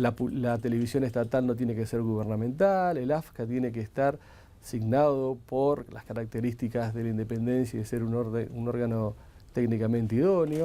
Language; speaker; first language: Spanish; native; Spanish